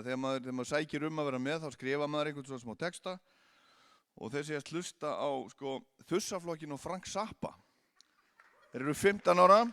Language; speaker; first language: Icelandic; native; Icelandic